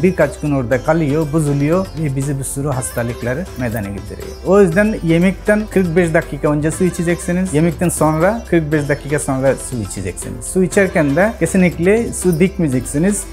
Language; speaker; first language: Turkish; non-native, fluent; Bangla